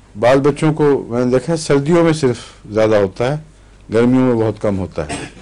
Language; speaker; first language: Urdu; native; Urdu